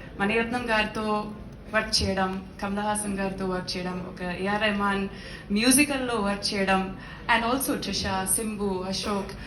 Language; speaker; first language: Telugu; non-native, learner; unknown